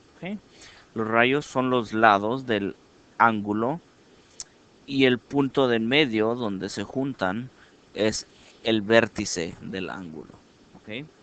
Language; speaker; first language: Spanish; early bilingual, heritage; Spanish